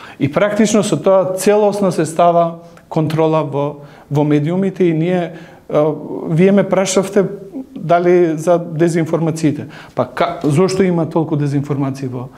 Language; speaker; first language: Macedonian; non-native, local second language; Albanian